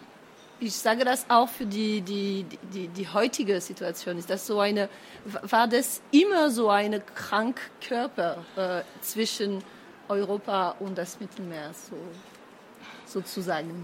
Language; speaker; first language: German; non-native, fluent; French